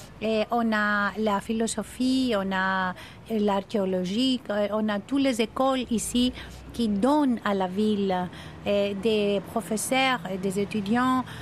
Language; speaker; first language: French; non-native, fluent; Greek